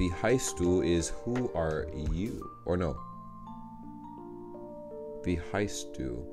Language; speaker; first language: German; non-native, learner; English